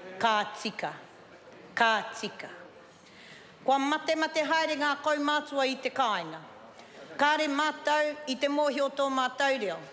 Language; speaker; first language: Māori; non-native, local second language; English